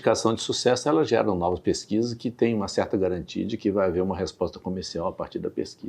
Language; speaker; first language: Portuguese; native; Portuguese